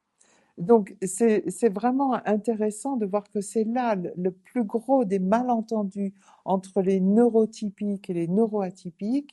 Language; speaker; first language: French; native; French